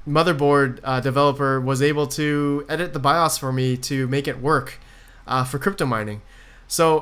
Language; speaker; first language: English; native; English